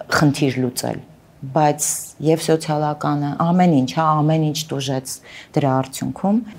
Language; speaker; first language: Armenian; native; Armenian